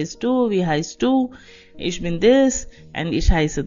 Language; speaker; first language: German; non-native, fluent; Hindi